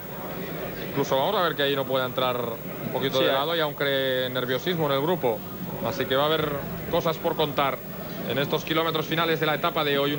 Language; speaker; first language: Spanish; native; Spanish